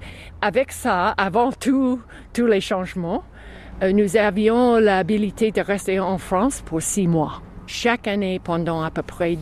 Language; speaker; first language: French; non-native, fluent; English